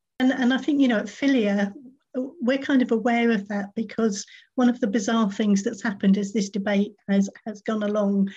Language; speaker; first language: English; native; English